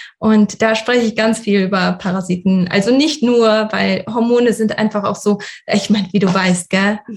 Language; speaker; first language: German; early bilingual, other home language; Russian